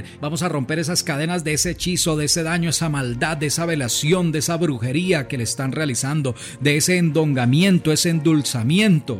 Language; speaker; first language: Spanish; native; Spanish